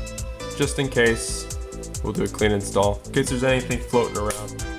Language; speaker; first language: English; native; English